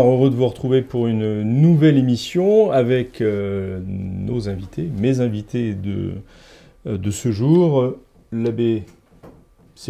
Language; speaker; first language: French; native; French